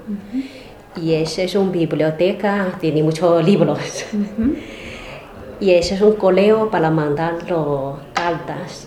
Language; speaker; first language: Spanish; non-native, learner; Chinese